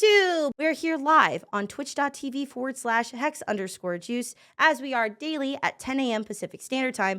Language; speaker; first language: English; native; English